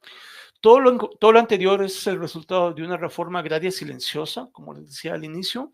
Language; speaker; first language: Spanish; native; Spanish